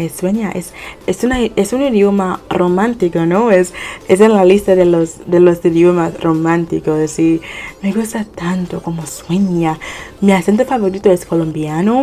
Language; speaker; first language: Spanish; non-native, fluent; English